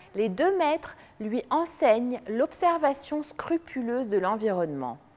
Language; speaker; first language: French; non-native, local second language; Arabic